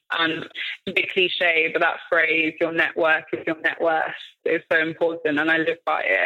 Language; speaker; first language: English; native; English